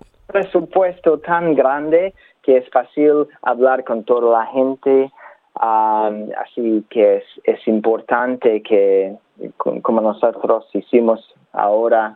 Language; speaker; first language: Spanish; non-native, learner; English